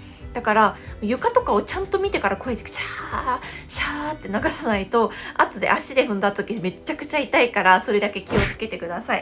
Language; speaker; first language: Japanese; non-native, fluent; Korean